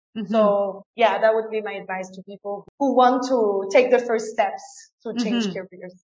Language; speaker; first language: English; non-native, fluent; French